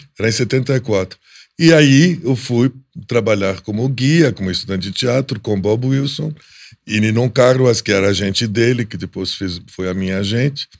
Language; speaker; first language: Portuguese; non-native, fluent; Arabic